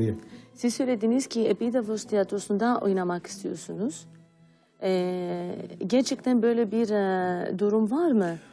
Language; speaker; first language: Turkish; non-native, fluent; Greek